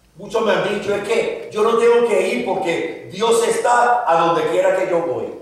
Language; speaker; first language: Spanish; native; Spanish